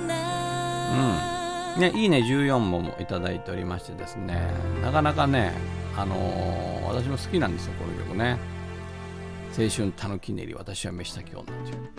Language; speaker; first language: Japanese; native; Japanese